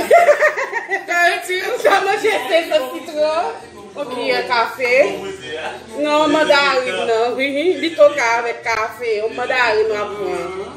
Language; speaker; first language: French; non-native, learner; Haitian Creole